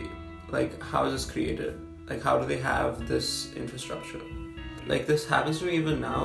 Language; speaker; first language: English; non-native, local second language; Hindi